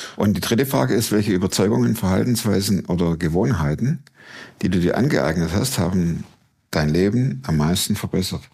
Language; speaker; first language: German; native; German